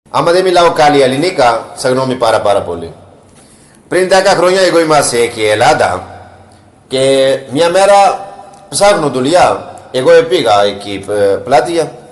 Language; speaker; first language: Greek; non-native, learner; Punjabi